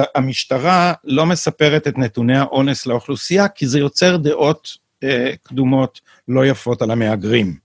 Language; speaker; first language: Hebrew; native; Hebrew